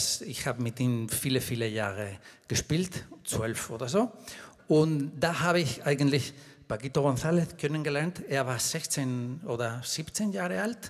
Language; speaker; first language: German; non-native, fluent; Spanish